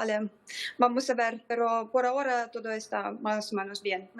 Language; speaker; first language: Spanish; non-native, fluent; Ukrainian